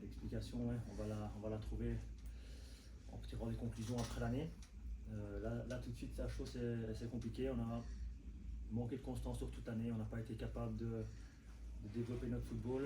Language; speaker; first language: French; native; French